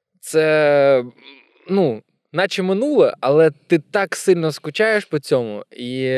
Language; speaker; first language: Ukrainian; non-native, local second language; Russian